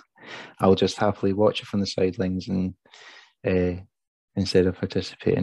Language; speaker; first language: English; native; English